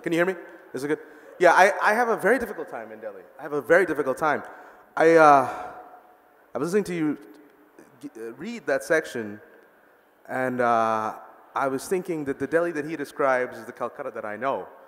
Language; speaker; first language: English; early bilingual, other home language; Bangla